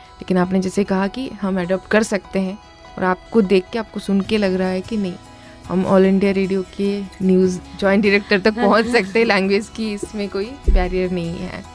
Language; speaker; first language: Hindi; non-native, local second language; Odia